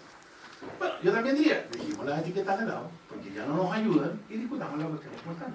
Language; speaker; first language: Spanish; native; Spanish